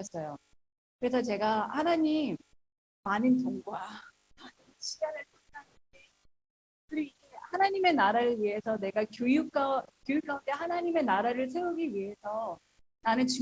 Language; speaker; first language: Korean; early bilingual, heritage; Korean